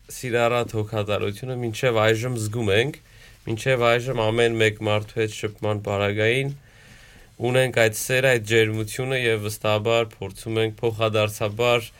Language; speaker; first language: Armenian; native; Armenian